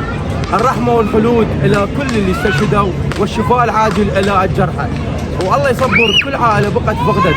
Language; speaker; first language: Arabic; native; Arabic